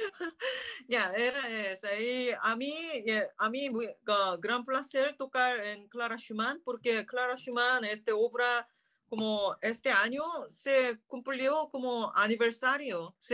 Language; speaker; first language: Spanish; non-native, learner; Korean